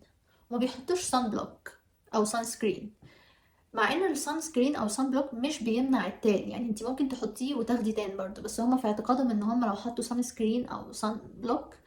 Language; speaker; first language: Arabic; native; Arabic